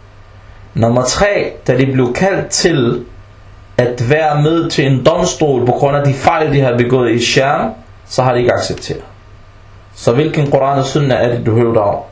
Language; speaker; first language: Danish; early bilingual, other home language; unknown